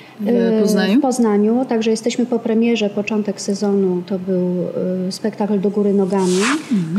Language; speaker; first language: Polish; native; Polish